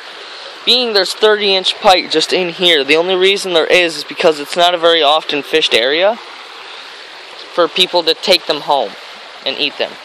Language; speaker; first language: English; native; English